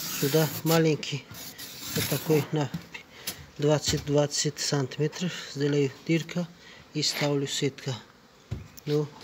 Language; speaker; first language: Russian; non-native, learner; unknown